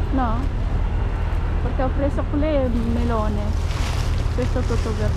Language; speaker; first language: Italian; non-native, learner; Filipino